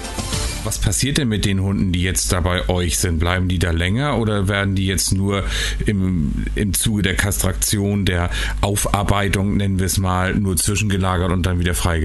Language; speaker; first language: German; native; German